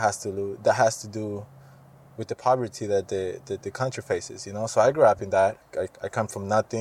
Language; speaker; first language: English; non-native, fluent; Spanish